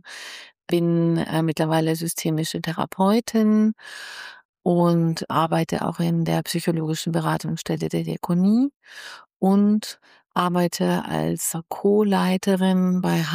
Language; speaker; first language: German; native; German